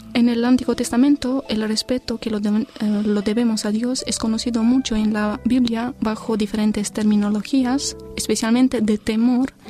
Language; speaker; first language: Spanish; non-native, fluent; Romanian